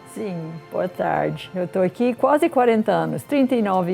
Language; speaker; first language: Portuguese; non-native, fluent; English